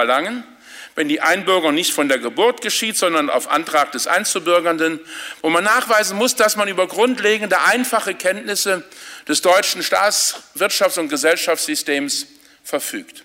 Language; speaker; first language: German; native; German